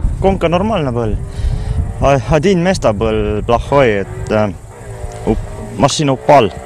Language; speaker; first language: Russian; non-native, learner; Latvian